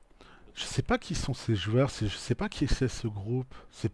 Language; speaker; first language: French; native; French